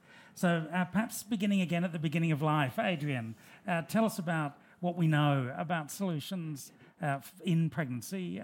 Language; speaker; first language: English; native; English